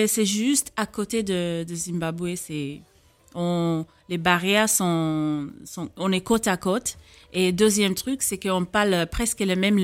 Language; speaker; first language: French; non-native, fluent; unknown